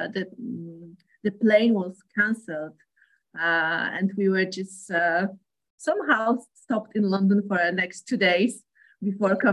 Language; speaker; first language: English; non-native, fluent; Polish